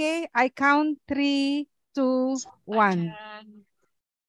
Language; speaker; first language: English; non-native, learner; Indonesian